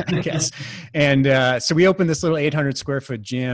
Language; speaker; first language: English; native; English